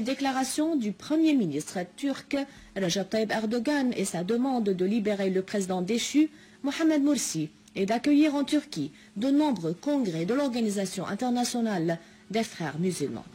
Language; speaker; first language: French; non-native, fluent; Arabic